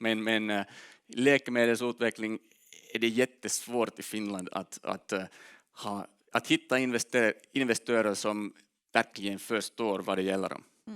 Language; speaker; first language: Swedish; non-native, local second language; Finnish